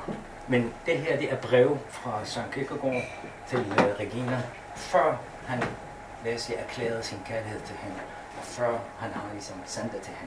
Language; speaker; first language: Danish; non-native, fluent; Arabic